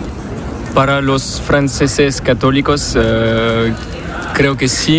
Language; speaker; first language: Spanish; non-native, learner; French